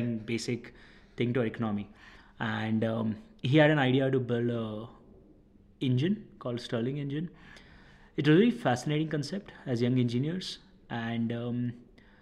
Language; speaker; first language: English; non-native, local second language; Hindi